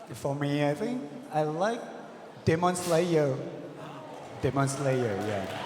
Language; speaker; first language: English; non-native, learner; Thai